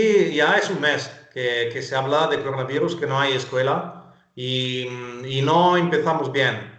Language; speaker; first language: Spanish; non-native, fluent; Italian